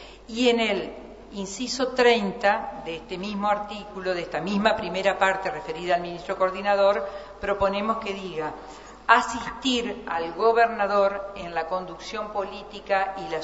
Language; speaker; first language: Spanish; native; Spanish